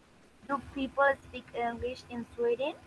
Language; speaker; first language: English; non-native, learner; Spanish